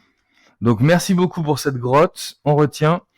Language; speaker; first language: French; native; French